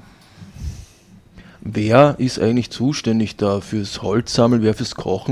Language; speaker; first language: German; native; German